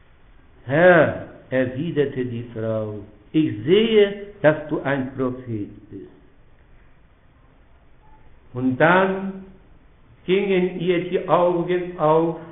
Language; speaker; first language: German; non-native, fluent; Polish